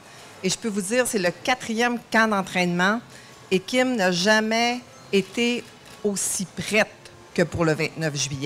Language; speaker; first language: French; native; French